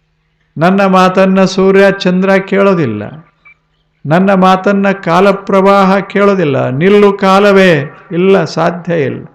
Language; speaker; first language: Kannada; native; Kannada